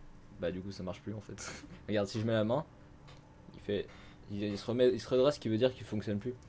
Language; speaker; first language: French; native; French